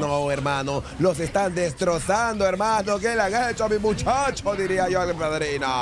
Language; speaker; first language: Spanish; native; Spanish